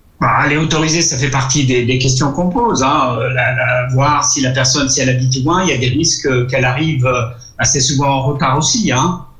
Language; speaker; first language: French; non-native, local second language; Arabic